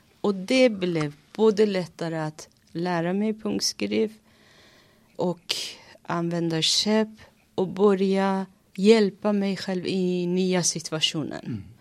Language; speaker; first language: Swedish; non-native, fluent; Persian